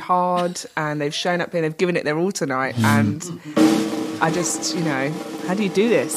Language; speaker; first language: English; native; English